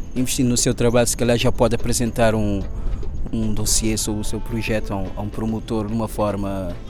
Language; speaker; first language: Portuguese; non-native, local second language; Kabuverdianu